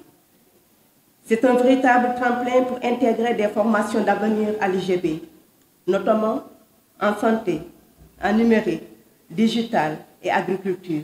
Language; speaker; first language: French; non-native, local second language; Wolof